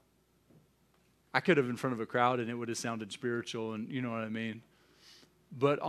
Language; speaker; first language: English; native; English